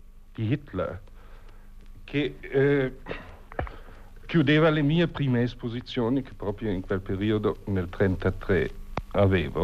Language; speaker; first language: Italian; non-native, fluent; German